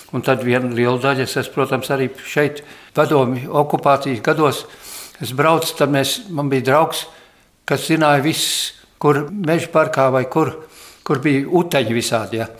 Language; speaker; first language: Latvian; early bilingual, heritage; Latvian